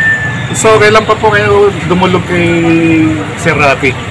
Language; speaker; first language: Filipino; native; Filipino